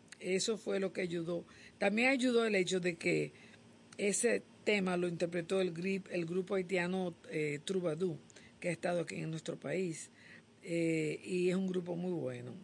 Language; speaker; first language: Spanish; native; Spanish